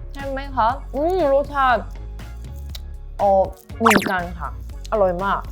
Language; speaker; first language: Thai; non-native, learner; Korean